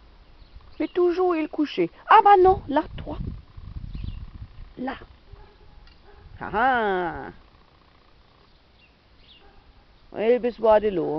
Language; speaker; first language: French; non-native, learner; German